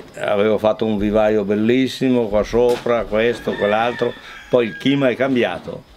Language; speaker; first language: Italian; native; Italian